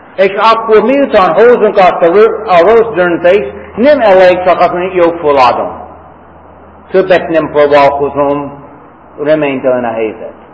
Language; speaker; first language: Hungarian; non-native, fluent; English